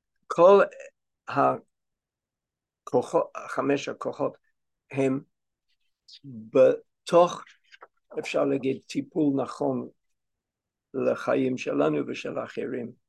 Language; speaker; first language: Hebrew; non-native, fluent; English